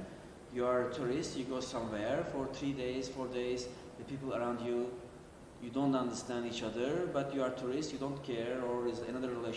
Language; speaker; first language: English; non-native, learner; Turkish